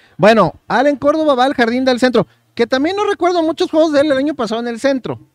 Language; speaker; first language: Spanish; native; Spanish